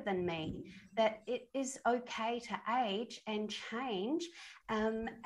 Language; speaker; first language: English; native; English